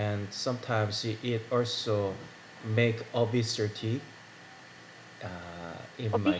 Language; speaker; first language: English; non-native, learner; Korean